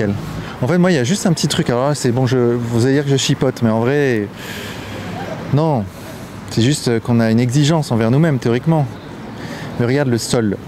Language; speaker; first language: French; native; French